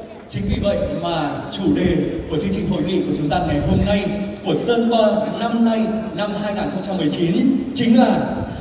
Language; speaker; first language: Vietnamese; native; Vietnamese